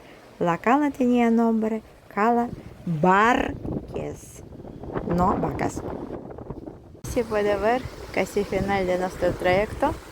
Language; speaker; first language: Spanish; non-native, fluent; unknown